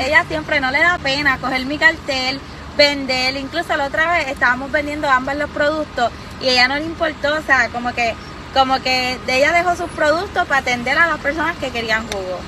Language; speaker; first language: Spanish; native; Spanish